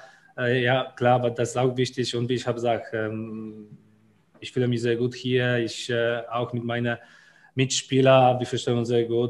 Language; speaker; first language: German; non-native, learner; Polish